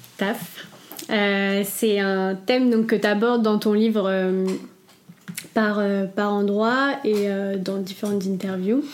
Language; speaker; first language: French; native; French